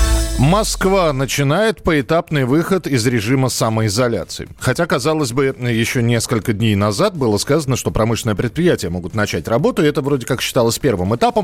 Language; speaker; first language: Russian; native; Russian